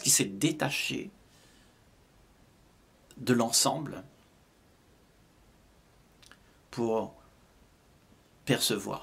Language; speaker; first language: French; native; French